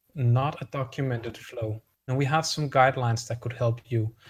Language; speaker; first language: English; non-native, fluent; Danish